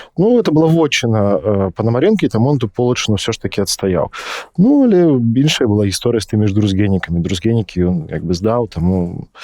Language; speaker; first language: Belarusian; non-native, local second language; Russian